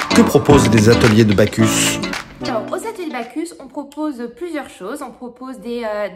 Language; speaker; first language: French; native; French